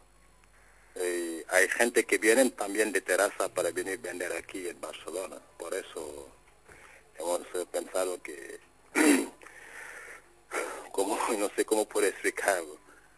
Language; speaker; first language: Spanish; non-native, fluent; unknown